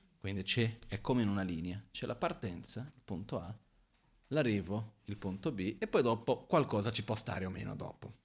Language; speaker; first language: Italian; non-native, fluent; Portuguese